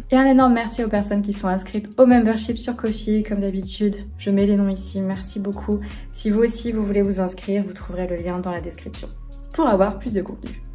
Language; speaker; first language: French; native; French